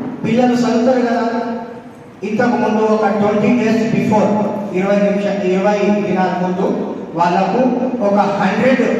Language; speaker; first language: Telugu; non-native, local second language; Urdu